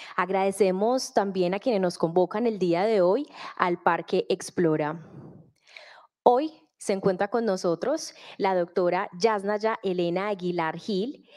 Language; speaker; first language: Spanish; native; Spanish